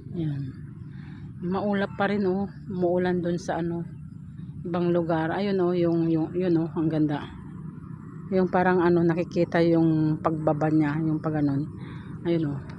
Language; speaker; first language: Filipino; non-native, local second language; Iloko